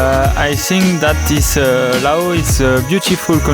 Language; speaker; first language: English; non-native, learner; French